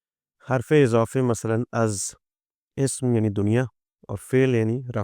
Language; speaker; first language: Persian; non-native, fluent; Urdu